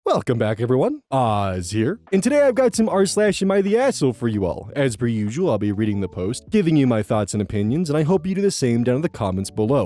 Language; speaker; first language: English; native; English